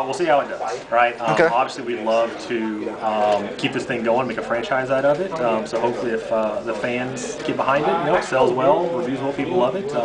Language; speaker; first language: English; native; English